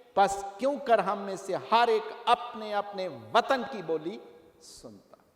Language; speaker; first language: Urdu; non-native, local second language; Punjabi